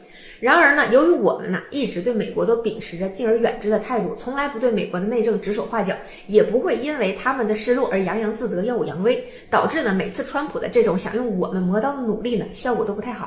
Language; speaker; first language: Chinese; native; Chinese